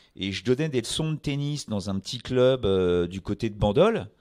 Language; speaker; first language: French; native; French